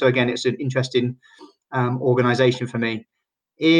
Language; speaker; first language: English; native; English